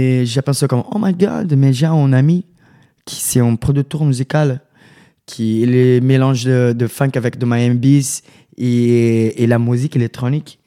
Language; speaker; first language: French; non-native, fluent; Portuguese